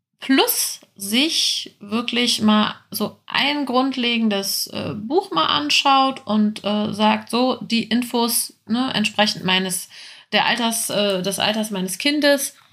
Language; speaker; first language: German; native; German